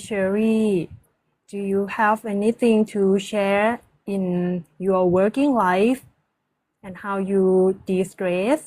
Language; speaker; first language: English; non-native, learner; Thai